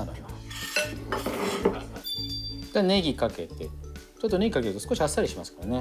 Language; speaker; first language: Japanese; native; Japanese